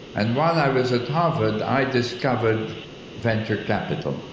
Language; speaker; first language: English; early bilingual, other home language; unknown